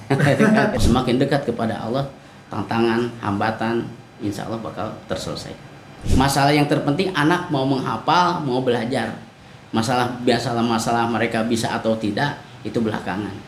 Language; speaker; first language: Indonesian; non-native, local second language; Sundanese